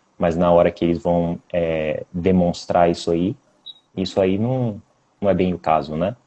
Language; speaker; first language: Portuguese; native; Portuguese